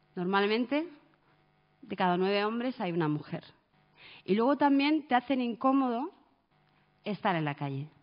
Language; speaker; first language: Spanish; early bilingual, other home language; Arabic